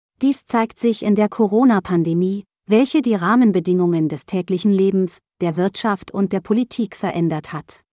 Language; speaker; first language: German; native; German